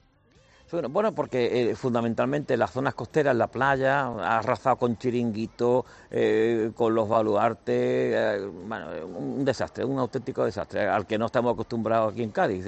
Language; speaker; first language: Spanish; native; Spanish